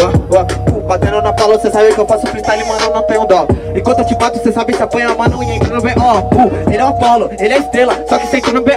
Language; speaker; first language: Portuguese; native; Portuguese